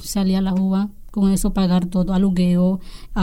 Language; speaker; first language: Spanish; non-native, local second language; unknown